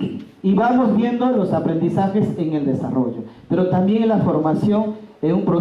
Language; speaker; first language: Spanish; native; Spanish